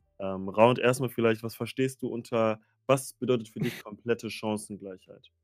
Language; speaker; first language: German; early bilingual, other home language; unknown